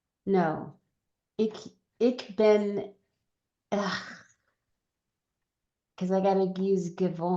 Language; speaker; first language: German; non-native, learner; English